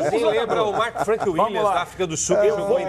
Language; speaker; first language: Portuguese; native; Portuguese